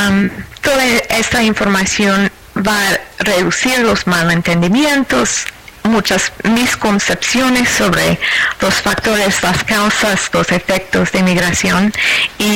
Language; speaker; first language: Spanish; non-native, fluent; English